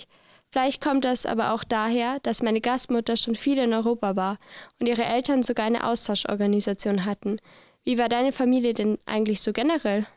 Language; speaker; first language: German; native; German